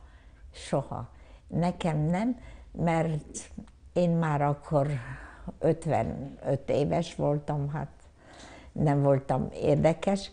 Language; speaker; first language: Hungarian; non-native, learner; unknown